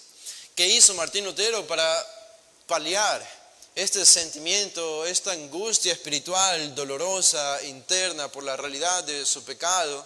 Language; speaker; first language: Spanish; native; Spanish